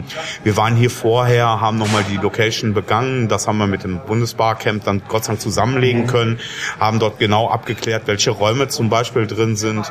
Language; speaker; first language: German; native; German